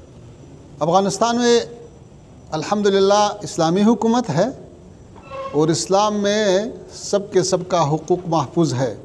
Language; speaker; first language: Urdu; non-native, learner; Pashto